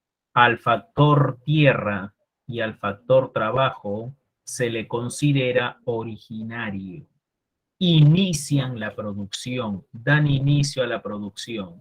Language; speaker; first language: Spanish; native; Spanish